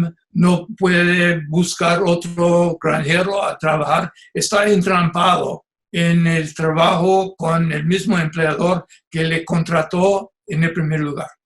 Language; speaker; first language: Spanish; non-native, fluent; English